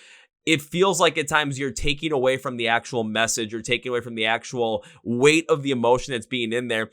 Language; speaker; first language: English; native; English